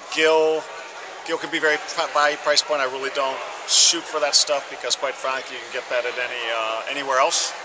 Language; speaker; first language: English; native; English